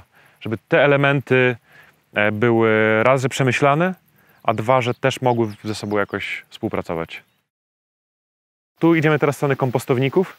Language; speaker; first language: Polish; native; Polish